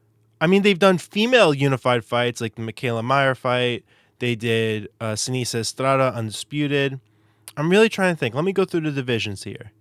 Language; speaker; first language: English; native; English